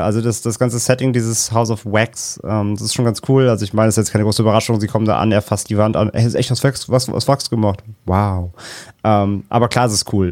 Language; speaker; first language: German; native; German